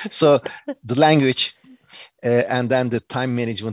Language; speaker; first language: English; non-native, fluent; Turkish